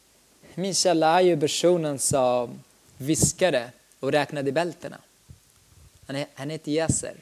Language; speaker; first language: Swedish; non-native, fluent; Arabic